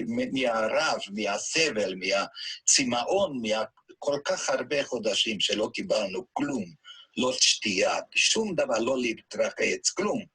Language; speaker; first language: Hebrew; non-native, fluent; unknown